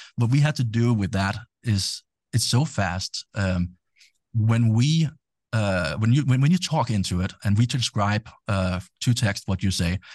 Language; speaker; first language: English; non-native, fluent; Danish